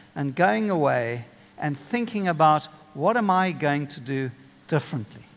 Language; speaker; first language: English; native; English